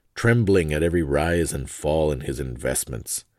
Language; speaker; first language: English; native; English